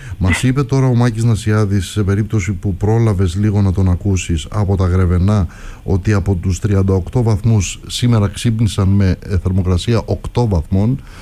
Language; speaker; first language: Greek; native; Greek